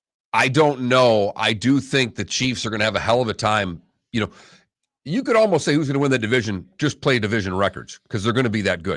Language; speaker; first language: English; native; English